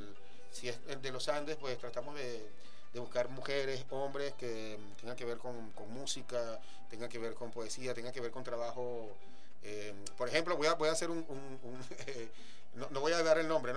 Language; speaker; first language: Spanish; native; Spanish